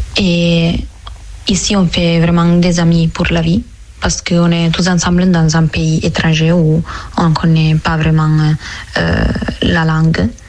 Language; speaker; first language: French; non-native, fluent; Italian